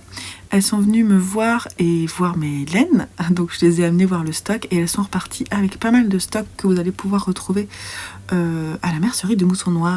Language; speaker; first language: French; native; French